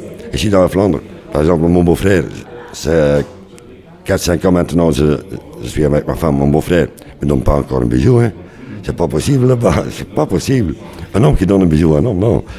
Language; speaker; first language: French; non-native, local second language; Dutch